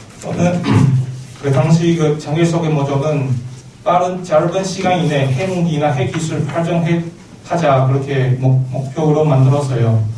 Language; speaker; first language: Korean; non-native, learner; Chinese